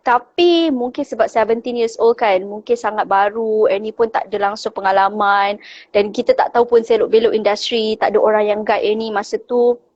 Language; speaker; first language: Malay; native; Malay